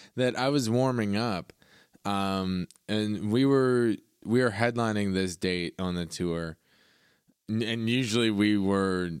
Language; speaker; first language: English; native; English